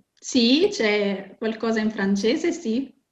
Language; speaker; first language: Italian; native; Italian